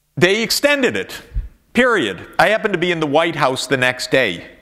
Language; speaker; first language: English; native; English